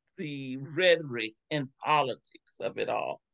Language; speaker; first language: English; native; English